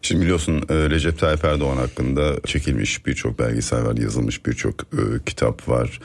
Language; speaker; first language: Turkish; native; Turkish